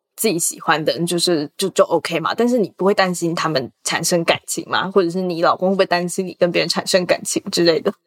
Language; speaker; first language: Chinese; native; Chinese